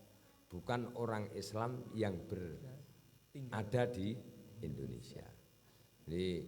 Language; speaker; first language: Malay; non-native, local second language; Javanese